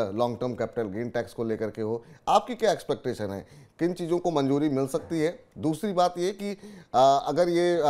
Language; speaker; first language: Hindi; native; Hindi